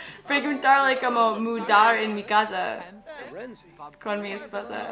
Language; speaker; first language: Spanish; non-native, learner; English